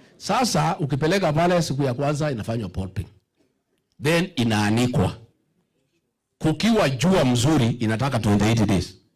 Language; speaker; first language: Swahili; non-native, local second language; Kikuyu